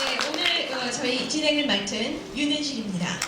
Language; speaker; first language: Korean; native; Korean